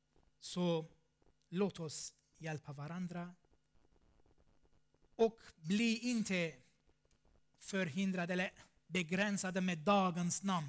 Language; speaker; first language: Swedish; non-native, fluent; Armenian